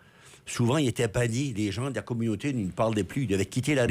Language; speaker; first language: French; native; French